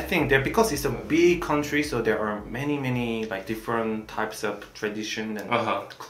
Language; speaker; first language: English; non-native, fluent; Korean